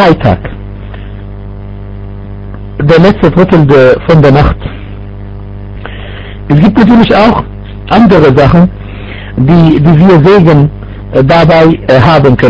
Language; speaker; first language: German; non-native, fluent; Arabic